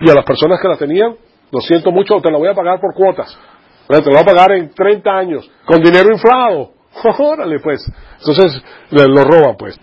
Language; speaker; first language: Spanish; native; Spanish